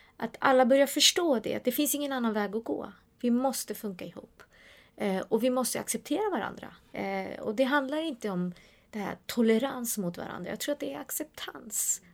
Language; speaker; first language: Swedish; early bilingual, other home language; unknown